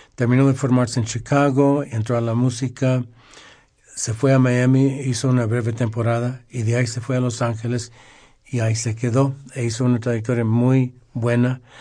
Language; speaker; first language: Spanish; early bilingual, heritage; Spanish